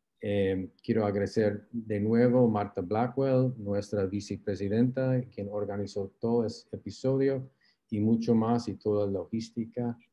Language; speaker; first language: Spanish; non-native, fluent; English